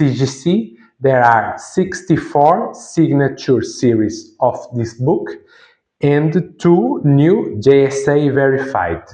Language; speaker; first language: English; non-native, fluent; Portuguese